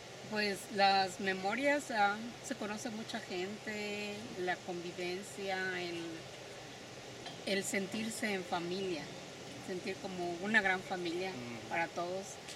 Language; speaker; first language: Spanish; native; Spanish